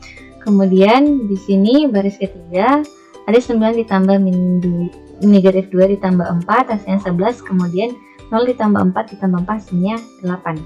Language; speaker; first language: Indonesian; native; Indonesian